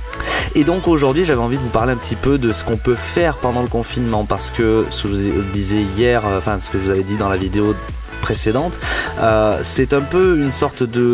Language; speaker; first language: French; native; French